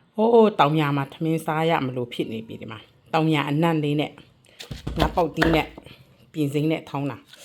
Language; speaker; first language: Burmese; non-native, local second language; Kachin